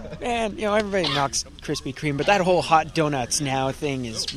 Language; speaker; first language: English; native; English